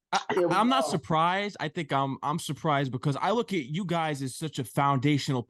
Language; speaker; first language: English; native; English